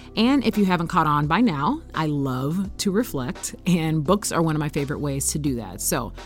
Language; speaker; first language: English; native; English